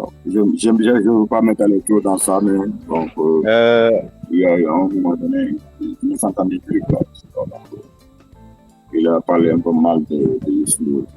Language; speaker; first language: French; non-native, local second language; Wolof